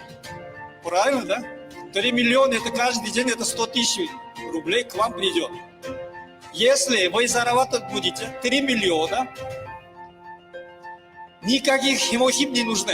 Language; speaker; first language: Russian; non-native, learner; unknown